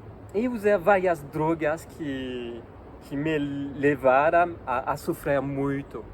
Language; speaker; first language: Portuguese; non-native, learner; French